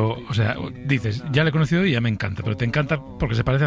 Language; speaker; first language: Spanish; native; Spanish